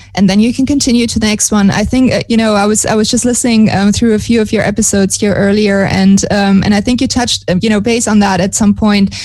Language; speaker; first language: English; non-native, fluent; German